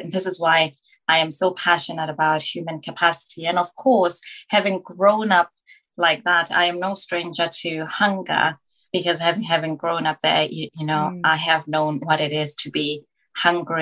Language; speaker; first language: English; non-native, local second language; Tswana